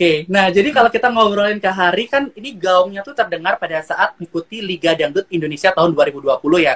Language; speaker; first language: Indonesian; native; Indonesian